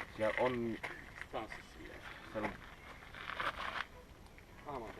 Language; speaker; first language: Finnish; native; Finnish